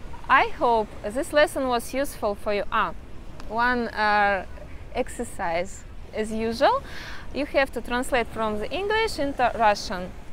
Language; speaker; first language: English; non-native, fluent; Russian